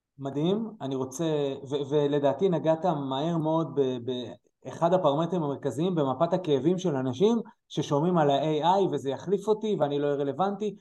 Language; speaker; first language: Hebrew; native; Hebrew